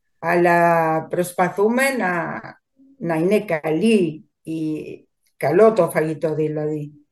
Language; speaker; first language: Greek; early bilingual, heritage; Spanish